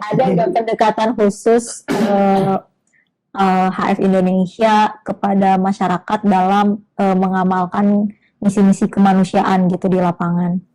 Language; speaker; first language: Indonesian; native; Indonesian